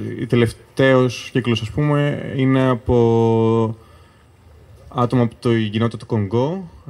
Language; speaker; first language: Greek; native; Greek